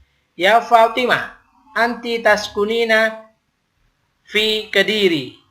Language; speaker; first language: Arabic; non-native, fluent; Indonesian